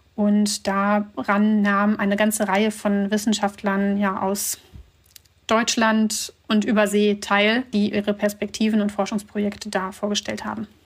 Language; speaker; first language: German; early bilingual, other home language; Russian